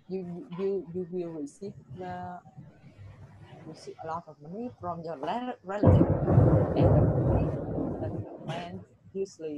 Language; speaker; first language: English; non-native, learner; Vietnamese